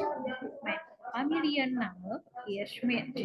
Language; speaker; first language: German; non-native, fluent; Indonesian